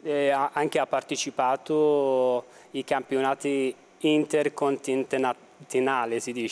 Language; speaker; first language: Italian; non-native, fluent; Persian